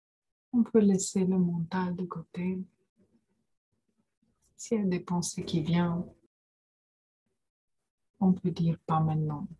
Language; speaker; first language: French; non-native, fluent; Romanian